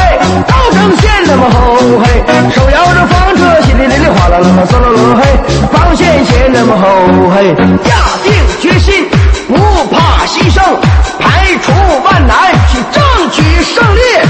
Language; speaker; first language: Chinese; native; Chinese